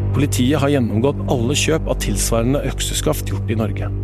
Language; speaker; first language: Norwegian; native; Norwegian